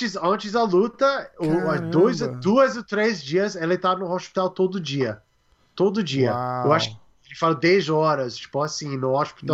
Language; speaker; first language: Portuguese; non-native, learner; English